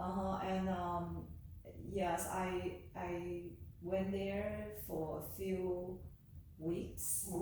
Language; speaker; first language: English; non-native, learner; Chinese